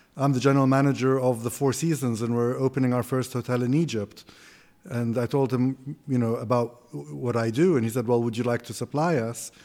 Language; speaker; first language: English; non-native, fluent; Arabic